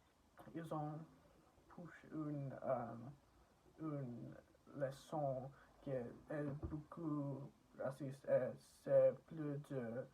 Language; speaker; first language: French; non-native, learner; English